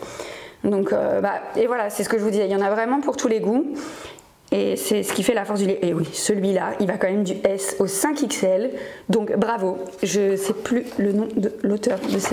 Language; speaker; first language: French; native; French